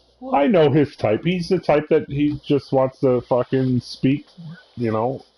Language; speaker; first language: English; native; English